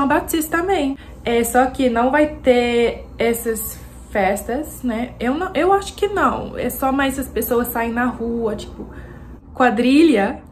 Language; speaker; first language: Portuguese; non-native, fluent; French